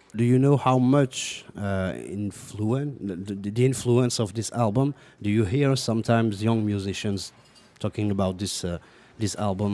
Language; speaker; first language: English; non-native, learner; French